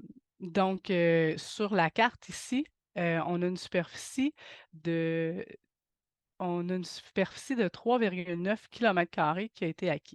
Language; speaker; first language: French; native; French